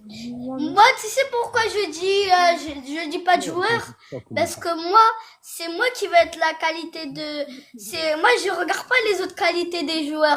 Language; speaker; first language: French; early bilingual, other home language; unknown